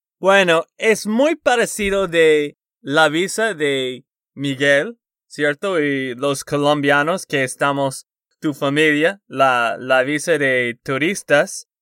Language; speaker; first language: Spanish; non-native, fluent; English